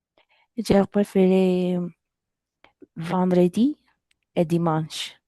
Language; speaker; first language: French; non-native, learner; Spanish